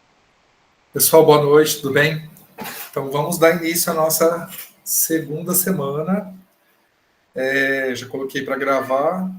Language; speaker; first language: Portuguese; native; Portuguese